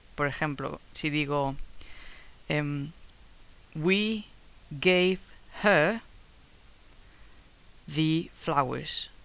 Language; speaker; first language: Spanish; non-native, fluent; English